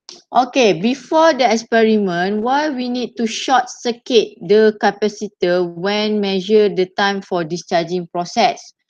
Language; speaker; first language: English; non-native, local second language; Malay